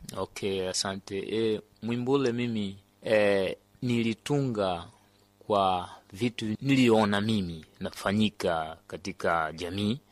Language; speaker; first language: Swahili; non-native, local second language; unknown